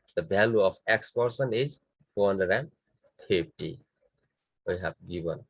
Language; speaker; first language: English; non-native, local second language; Nepali